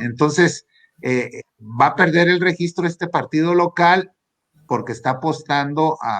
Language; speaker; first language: Spanish; native; Spanish